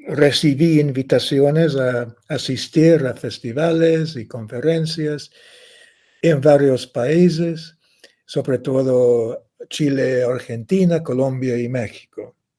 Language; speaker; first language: Spanish; non-native, fluent; English